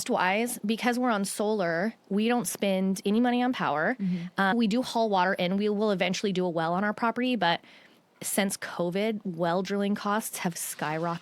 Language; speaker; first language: English; native; English